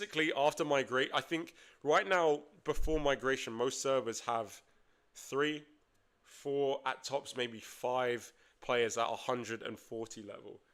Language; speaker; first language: English; native; English